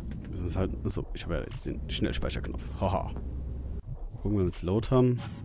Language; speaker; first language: German; native; German